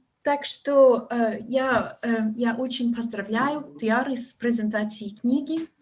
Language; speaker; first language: Russian; non-native, fluent; English